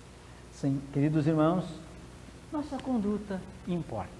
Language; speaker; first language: Portuguese; native; Portuguese